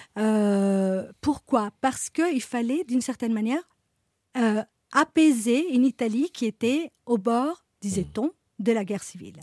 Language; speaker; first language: French; non-native, fluent; Italian